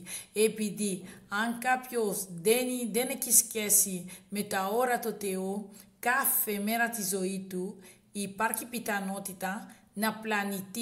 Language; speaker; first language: Greek; non-native, learner; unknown